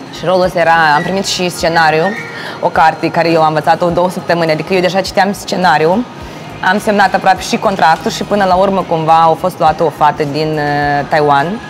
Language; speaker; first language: Romanian; native; Romanian